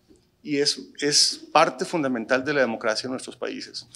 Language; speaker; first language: Spanish; native; Spanish